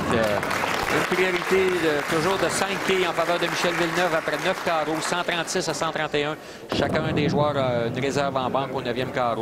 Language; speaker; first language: French; native; French